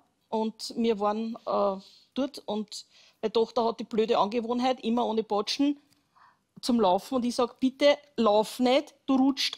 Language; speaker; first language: German; native; German